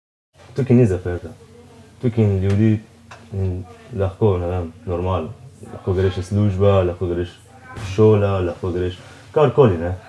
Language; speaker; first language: Slovenian; non-native, learner; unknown